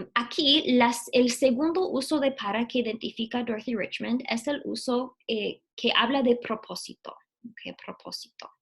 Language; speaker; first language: Spanish; non-native, fluent; English